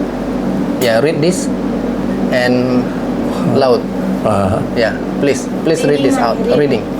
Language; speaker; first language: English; non-native, learner; Indonesian